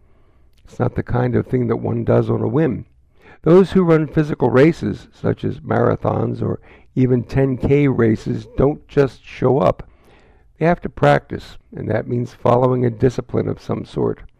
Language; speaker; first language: English; native; English